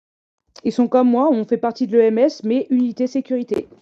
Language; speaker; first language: French; native; French